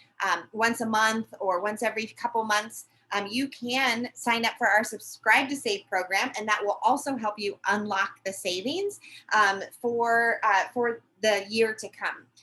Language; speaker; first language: English; native; English